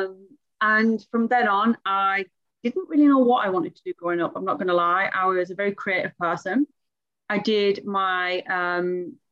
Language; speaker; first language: English; native; English